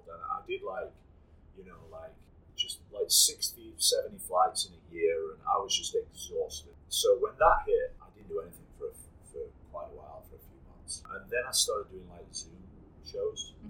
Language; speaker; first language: English; native; English